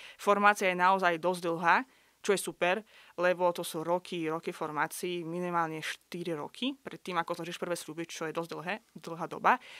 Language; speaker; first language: Slovak; non-native, fluent; Azerbaijani